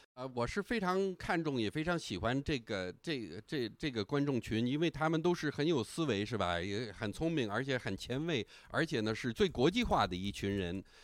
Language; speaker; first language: Chinese; non-native, fluent; English